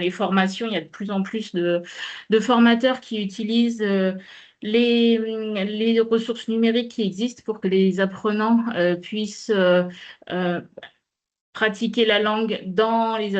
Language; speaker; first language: French; native; French